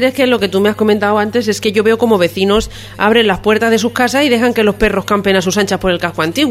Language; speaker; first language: Spanish; native; Spanish